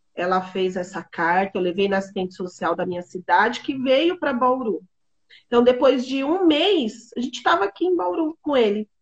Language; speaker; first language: Portuguese; native; Portuguese